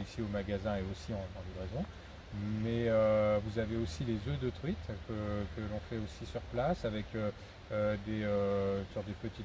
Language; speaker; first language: French; native; French